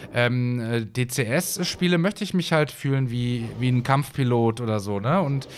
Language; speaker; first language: German; native; German